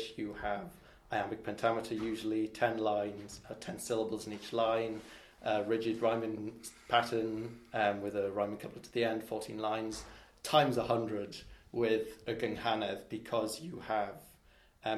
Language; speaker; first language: English; non-native, local second language; Welsh